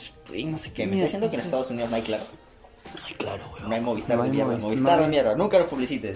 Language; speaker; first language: Spanish; native; Spanish